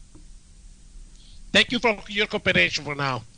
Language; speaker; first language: English; non-native, learner; Italian